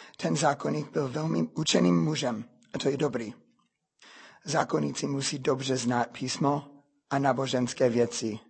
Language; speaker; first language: Czech; non-native, fluent; English